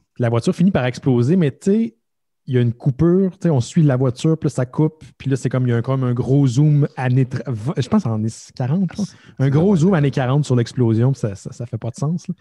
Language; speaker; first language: French; native; French